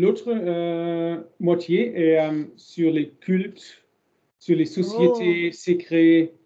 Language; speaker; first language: French; non-native, learner; German